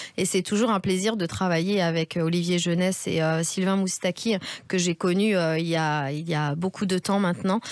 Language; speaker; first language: French; native; French